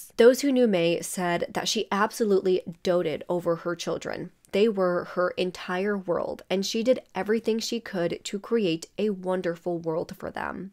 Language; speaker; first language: English; native; English